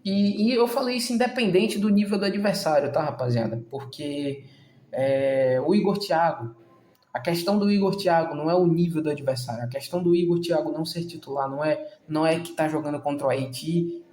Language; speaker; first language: Portuguese; native; Portuguese